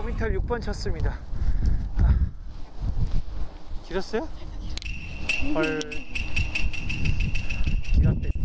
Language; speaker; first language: Korean; native; Korean